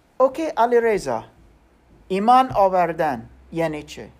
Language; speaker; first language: Persian; non-native, learner; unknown